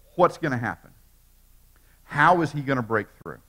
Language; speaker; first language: English; native; English